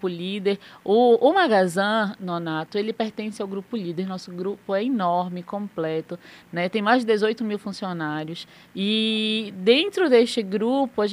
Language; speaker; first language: Portuguese; native; Portuguese